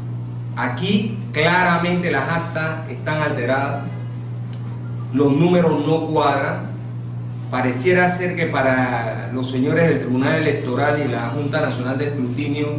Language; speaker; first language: Spanish; native; Spanish